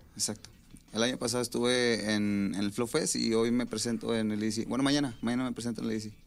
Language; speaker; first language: Spanish; native; Spanish